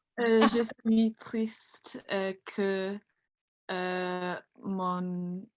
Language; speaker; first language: French; non-native, learner; English